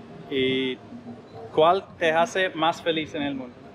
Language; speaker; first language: Spanish; non-native, learner; English